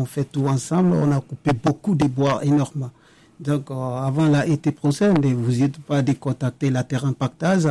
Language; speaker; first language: French; non-native, local second language; Mandingo